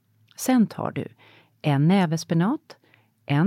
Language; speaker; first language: Swedish; native; Swedish